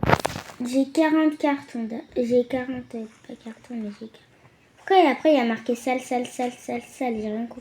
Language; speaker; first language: French; native; French